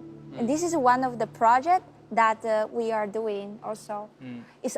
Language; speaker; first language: English; non-native, learner; Chinese